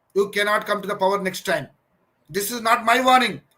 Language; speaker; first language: English; non-native, local second language; Telugu